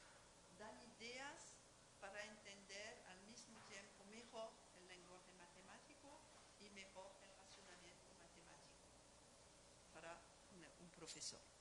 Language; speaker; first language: Spanish; non-native, fluent; French